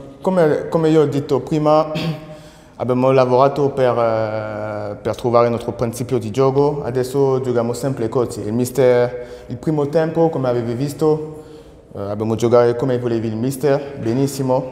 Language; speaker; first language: Italian; non-native, learner; French